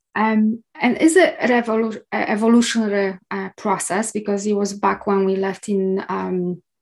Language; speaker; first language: English; non-native, fluent; Polish